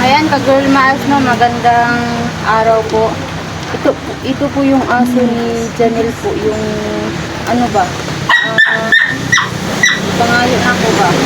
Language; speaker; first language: Filipino; non-native, local second language; Cebuano